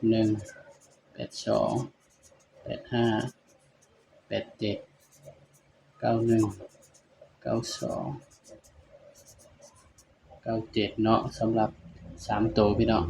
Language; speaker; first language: Thai; non-native, local second language; Lao